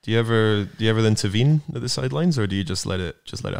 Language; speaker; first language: English; native; English